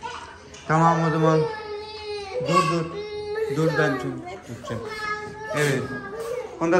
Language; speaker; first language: Turkish; non-native, learner; Urdu